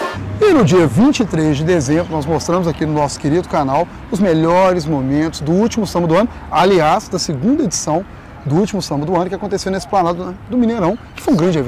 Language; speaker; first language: Portuguese; native; Portuguese